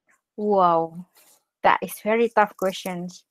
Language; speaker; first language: English; non-native, fluent; Indonesian